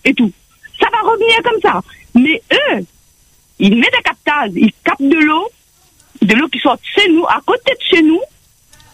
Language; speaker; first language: French; non-native, local second language; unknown